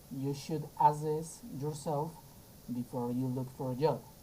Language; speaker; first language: English; non-native, fluent; Spanish